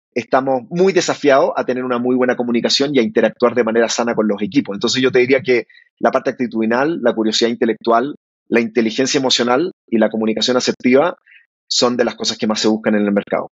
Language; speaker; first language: Spanish; native; Spanish